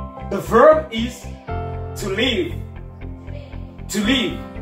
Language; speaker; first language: English; non-native, fluent; Haitian Creole